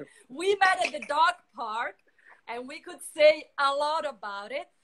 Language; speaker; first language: English; non-native, fluent; Italian